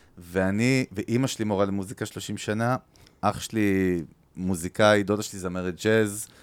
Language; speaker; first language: Hebrew; native; Hebrew